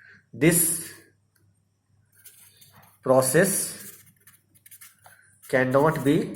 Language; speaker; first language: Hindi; native; Hindi